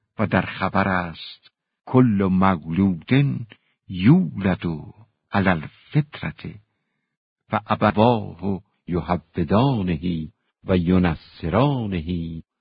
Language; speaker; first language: Persian; native; Persian